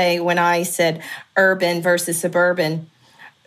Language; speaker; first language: English; native; English